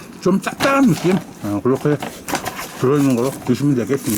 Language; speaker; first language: Korean; native; Korean